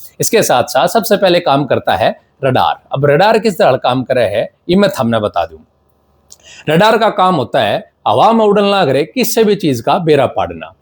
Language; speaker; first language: Hindi; native; Hindi